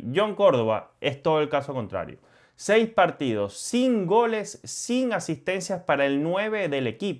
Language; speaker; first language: Spanish; native; Spanish